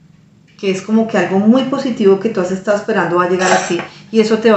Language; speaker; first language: Spanish; native; Spanish